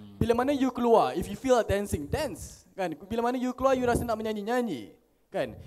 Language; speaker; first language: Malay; native; Malay